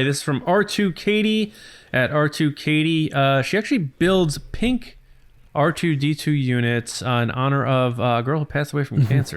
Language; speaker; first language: English; native; English